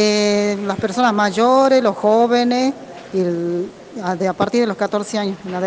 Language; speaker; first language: Spanish; native; Spanish